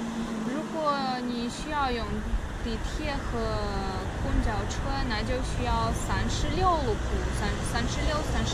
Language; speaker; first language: Chinese; non-native, fluent; Russian